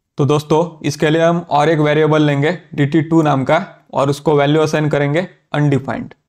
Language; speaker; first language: Hindi; native; Hindi